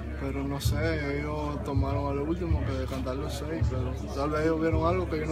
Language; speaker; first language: Spanish; non-native, local second language; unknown